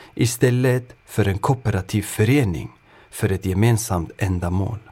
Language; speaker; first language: Swedish; native; Swedish